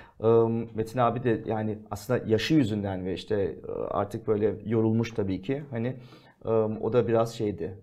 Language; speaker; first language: Turkish; early bilingual, heritage; Turkish